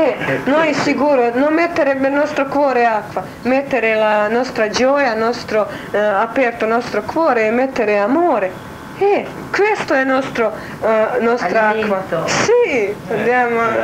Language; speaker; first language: Italian; non-native, learner; Croatian